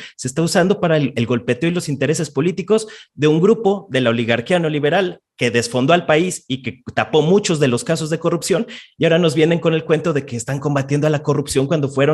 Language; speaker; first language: Spanish; native; Spanish